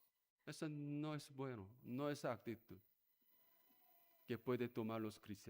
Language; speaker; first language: Spanish; non-native, learner; Korean